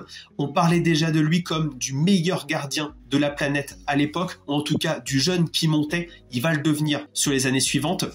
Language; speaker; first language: French; native; French